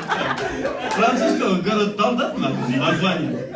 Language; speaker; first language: Russian; non-native, local second language; Kazakh